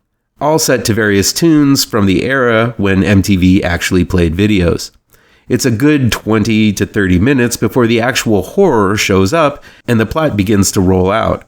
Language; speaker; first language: English; native; English